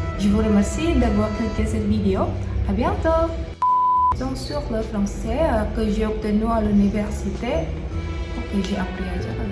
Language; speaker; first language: French; non-native, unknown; Indonesian